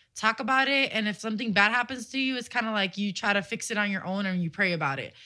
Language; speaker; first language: English; early bilingual, other home language; Spanish